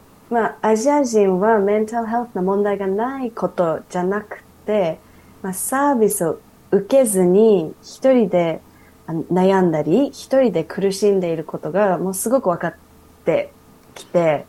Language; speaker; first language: Japanese; early bilingual, heritage; Japanese